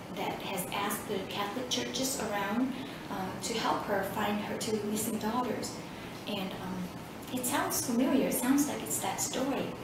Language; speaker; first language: English; early bilingual, other home language; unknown